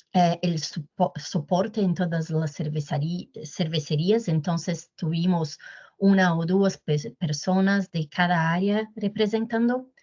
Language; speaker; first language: Spanish; non-native, fluent; Portuguese